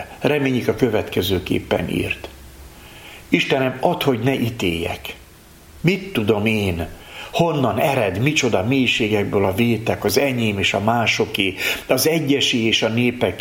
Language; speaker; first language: Hungarian; native; Hungarian